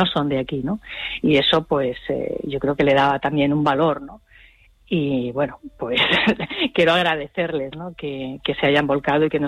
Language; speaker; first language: Spanish; native; Spanish